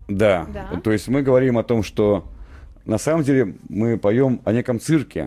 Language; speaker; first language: Russian; native; Russian